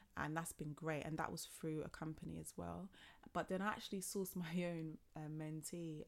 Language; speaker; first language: English; native; English